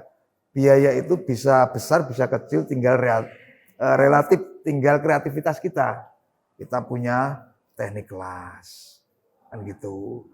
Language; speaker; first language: Indonesian; native; Indonesian